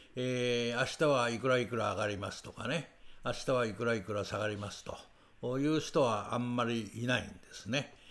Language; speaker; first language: Japanese; native; Japanese